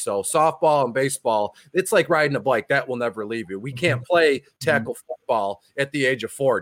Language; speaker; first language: English; native; English